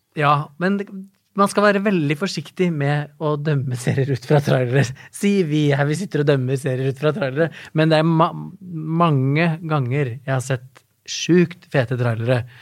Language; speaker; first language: Norwegian; native; Norwegian